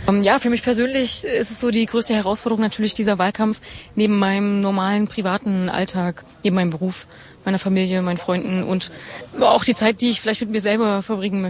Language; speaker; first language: German; native; German